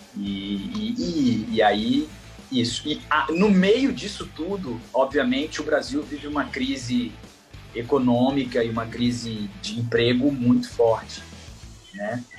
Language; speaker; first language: Portuguese; native; Portuguese